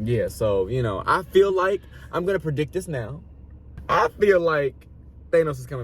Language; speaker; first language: English; native; English